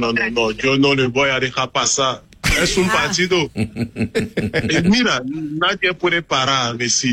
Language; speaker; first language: Spanish; non-native, learner; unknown